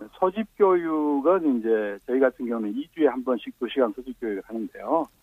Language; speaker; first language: Korean; native; Korean